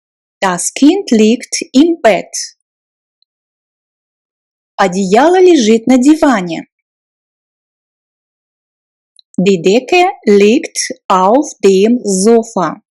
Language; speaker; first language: German; non-native, fluent; Russian